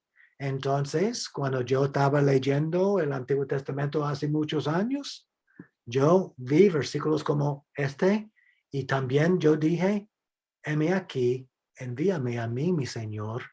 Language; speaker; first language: Spanish; non-native, fluent; English